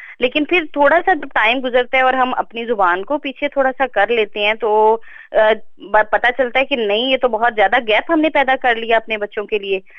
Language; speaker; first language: Urdu; native; Urdu